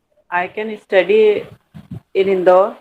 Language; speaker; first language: English; non-native, learner; Hindi